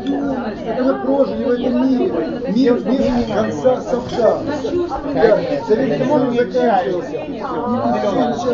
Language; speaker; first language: Russian; native; Russian